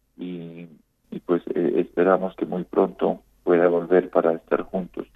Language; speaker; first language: Spanish; native; Spanish